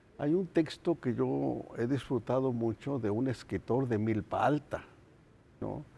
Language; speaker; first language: Spanish; non-native, local second language; Nahuatl languages